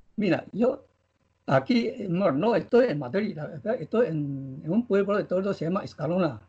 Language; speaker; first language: Spanish; non-native, learner; Chinese